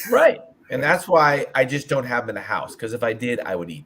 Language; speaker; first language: English; native; English